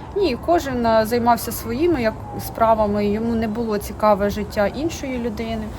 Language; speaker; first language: Ukrainian; non-native, local second language; Russian